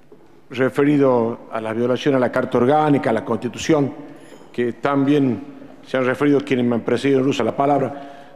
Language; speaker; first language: Spanish; native; Spanish